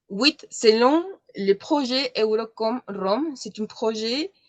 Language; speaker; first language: French; non-native, learner; Spanish